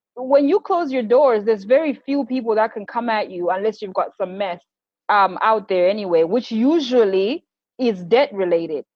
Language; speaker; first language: English; non-native, local second language; Shona